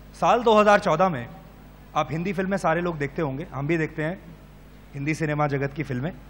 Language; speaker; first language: Hindi; native; Hindi